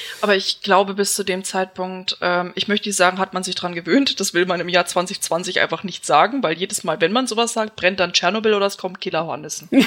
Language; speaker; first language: German; native; German